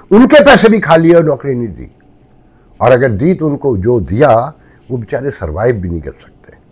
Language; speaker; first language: Urdu; native; Urdu